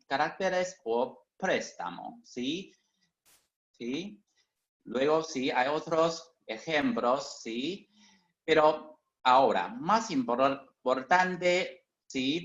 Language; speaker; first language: Spanish; non-native, fluent; Chinese